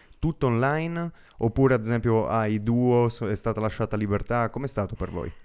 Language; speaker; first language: Italian; native; Italian